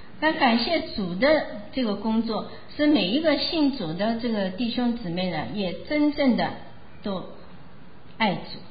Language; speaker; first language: Chinese; native; Chinese